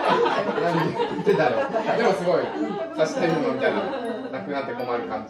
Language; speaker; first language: Japanese; native; Japanese